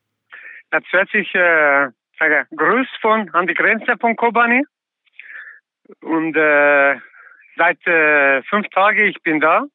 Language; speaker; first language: German; non-native, learner; Kurdish